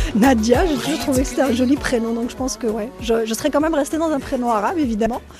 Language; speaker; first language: French; non-native, local second language; Arabic